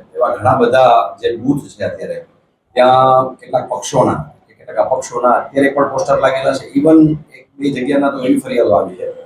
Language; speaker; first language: Gujarati; native; Gujarati